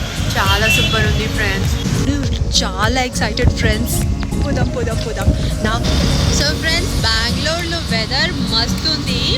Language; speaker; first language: Telugu; non-native, local second language; Kannada